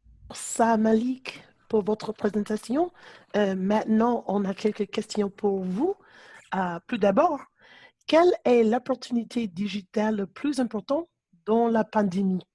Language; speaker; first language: French; non-native, learner; English